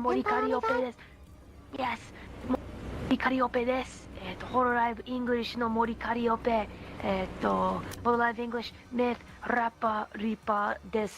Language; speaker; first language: Japanese; non-native, learner; English